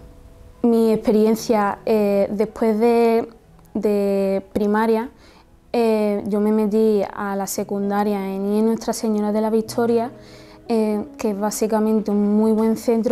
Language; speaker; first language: Spanish; early bilingual, other home language; Arabic